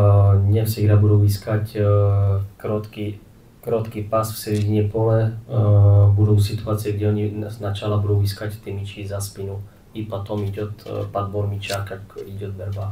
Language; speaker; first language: Russian; non-native, fluent; Czech